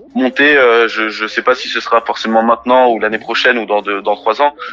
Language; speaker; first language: French; native; French